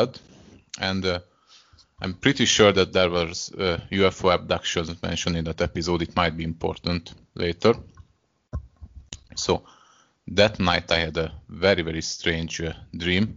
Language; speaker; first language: English; non-native, fluent; Hungarian